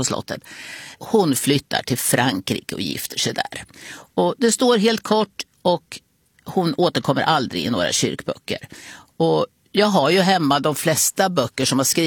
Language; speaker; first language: Swedish; native; Swedish